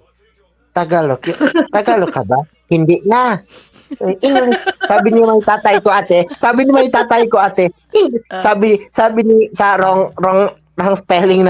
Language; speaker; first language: Filipino; non-native, learner; Indonesian